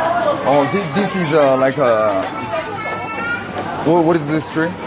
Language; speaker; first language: English; non-native, learner; Korean